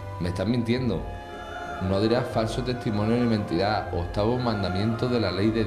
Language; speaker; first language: Spanish; native; Spanish